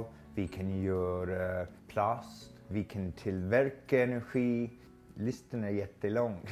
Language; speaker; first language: Swedish; non-native, fluent; English